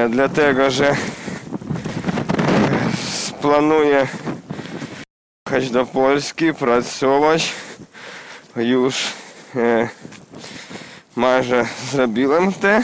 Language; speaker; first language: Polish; non-native, learner; Ukrainian